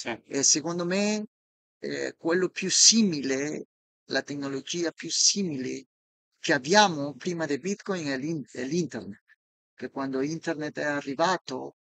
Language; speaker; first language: Italian; non-native, fluent; Spanish